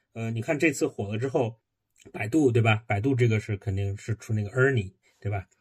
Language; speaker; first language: Chinese; native; Chinese